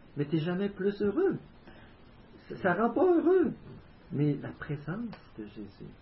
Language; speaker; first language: French; native; French